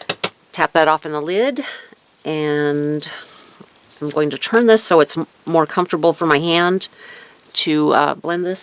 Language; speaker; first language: English; native; English